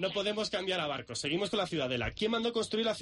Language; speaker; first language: Spanish; native; Spanish